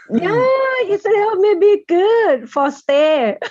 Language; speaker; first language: English; non-native, learner; Thai